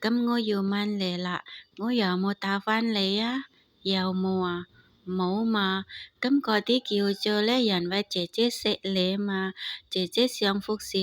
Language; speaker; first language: Cantonese; non-native, learner; Indonesian